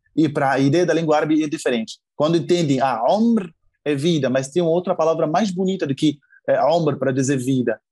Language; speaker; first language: Portuguese; non-native, fluent; Arabic